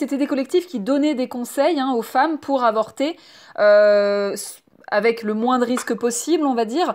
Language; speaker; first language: French; native; French